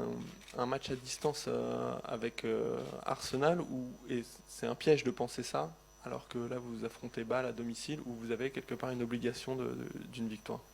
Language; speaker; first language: French; native; French